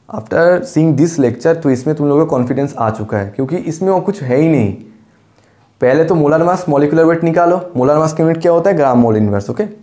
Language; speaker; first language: Hindi; non-native, local second language; Bangla